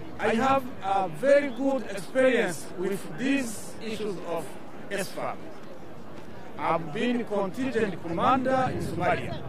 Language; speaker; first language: English; non-native, learner; Rundi